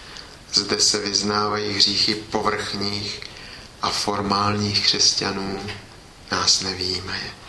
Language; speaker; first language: Czech; native; Czech